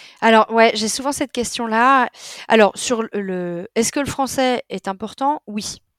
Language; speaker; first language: French; native; French